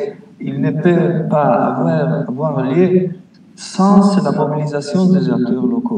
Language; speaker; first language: French; non-native, fluent; Italian